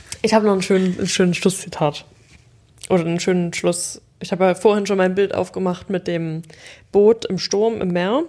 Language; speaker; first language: German; native; German